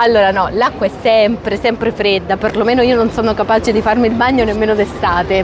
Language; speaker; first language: Italian; native; Italian